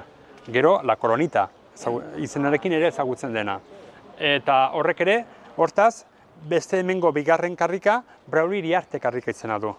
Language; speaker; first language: Basque; native; Basque